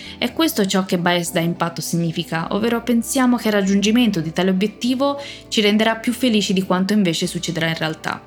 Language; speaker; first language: Italian; native; Italian